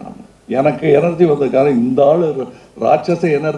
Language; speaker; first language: Tamil; native; Tamil